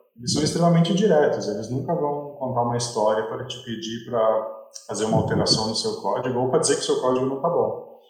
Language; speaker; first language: Portuguese; native; Portuguese